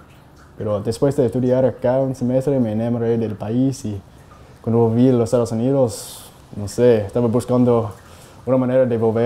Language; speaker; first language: Spanish; non-native, fluent; English